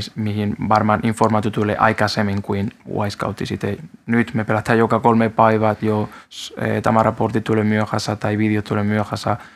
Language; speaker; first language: Finnish; non-native, fluent; Spanish